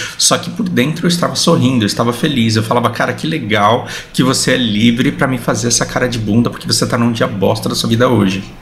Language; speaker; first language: Portuguese; early bilingual, heritage; Portuguese